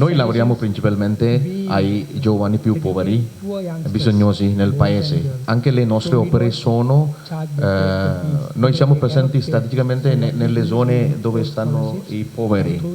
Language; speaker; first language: Italian; non-native, fluent; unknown